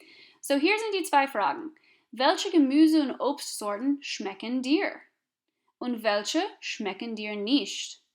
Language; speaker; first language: German; non-native, fluent; English